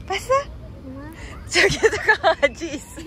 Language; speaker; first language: Korean; non-native, fluent; Filipino